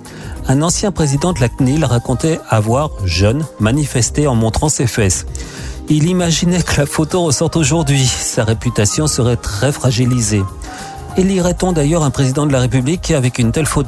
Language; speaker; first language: French; native; French